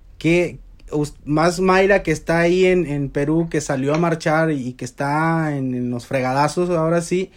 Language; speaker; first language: Spanish; native; Spanish